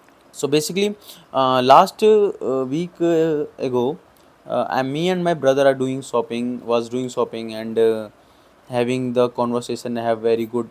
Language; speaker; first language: English; non-native, local second language; Hindi